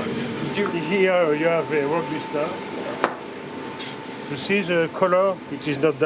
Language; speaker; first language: English; non-native, learner; French